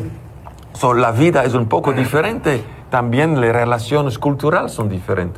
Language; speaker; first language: Spanish; non-native, learner; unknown